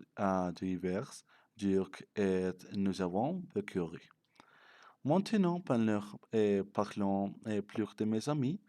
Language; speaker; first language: French; non-native, learner; Spanish